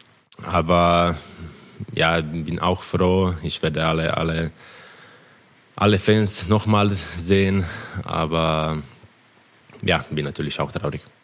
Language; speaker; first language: German; non-native, fluent; Croatian